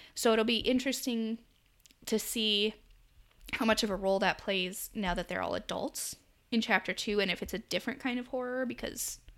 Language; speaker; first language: English; native; English